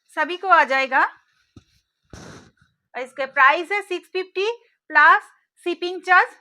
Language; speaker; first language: Hindi; non-native, local second language; Bangla